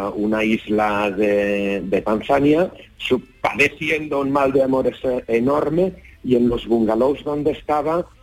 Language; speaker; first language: Spanish; native; Spanish